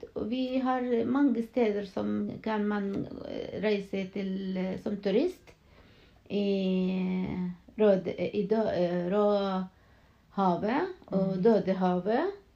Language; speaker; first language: Norwegian; non-native, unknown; Arabic